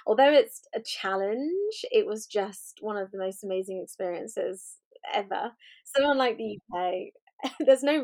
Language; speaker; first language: English; native; English